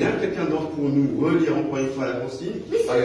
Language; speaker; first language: French; non-native, local second language; Arabic